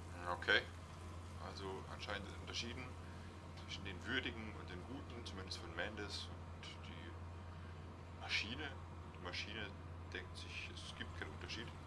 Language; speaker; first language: German; native; German